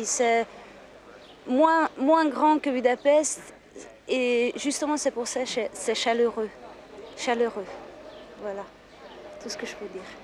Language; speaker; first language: French; non-native, fluent; Hungarian